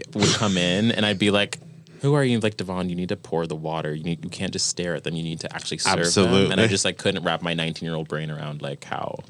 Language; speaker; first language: English; native; English